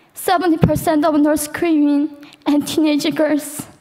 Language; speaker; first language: English; non-native, fluent; Korean